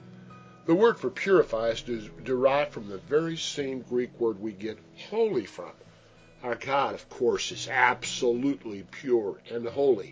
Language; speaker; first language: English; native; English